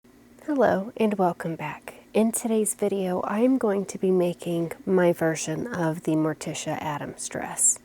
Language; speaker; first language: English; native; English